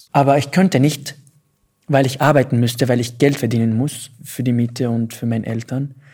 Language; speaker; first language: German; non-native, fluent; Arabic